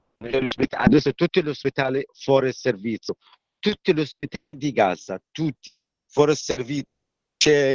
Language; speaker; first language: Italian; non-native, learner; Arabic